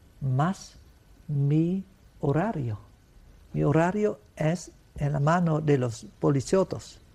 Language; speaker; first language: Spanish; non-native, learner; Vietnamese